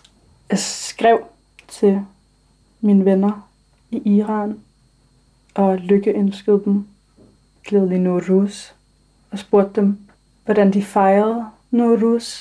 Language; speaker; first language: Danish; early bilingual, other home language; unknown